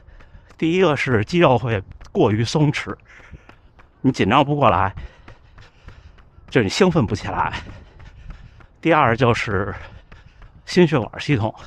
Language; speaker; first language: Chinese; native; Chinese